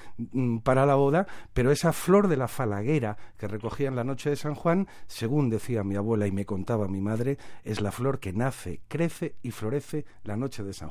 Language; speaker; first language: Spanish; native; Spanish